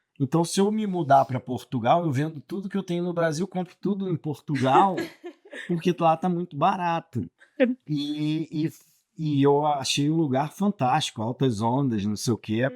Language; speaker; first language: Portuguese; native; Portuguese